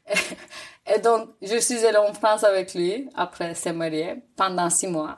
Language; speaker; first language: French; non-native, fluent; Turkish